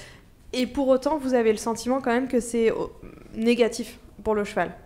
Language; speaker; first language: French; native; French